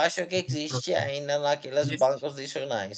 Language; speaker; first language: Portuguese; non-native, learner; English